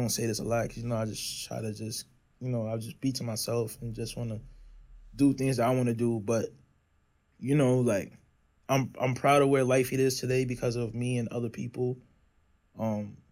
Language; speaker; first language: English; native; English